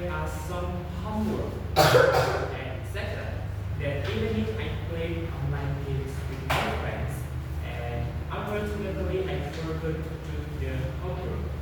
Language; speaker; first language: English; non-native, learner; Indonesian